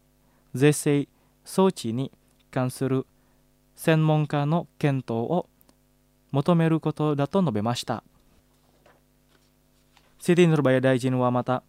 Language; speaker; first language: Japanese; non-native, fluent; Indonesian